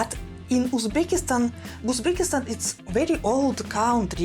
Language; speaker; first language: English; non-native, fluent; Russian